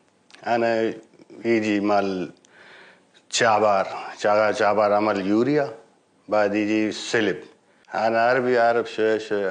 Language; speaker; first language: Arabic; non-native, learner; Urdu